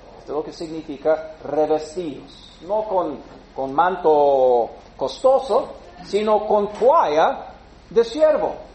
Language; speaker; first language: Spanish; non-native, fluent; English